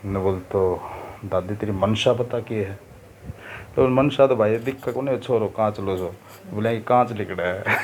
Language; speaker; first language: Hindi; native; Hindi